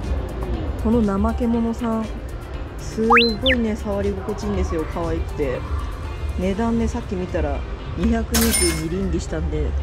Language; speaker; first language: Japanese; native; Japanese